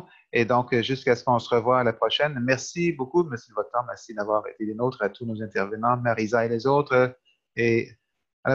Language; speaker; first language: French; native; French